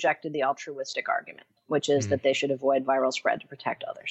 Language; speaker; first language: English; native; English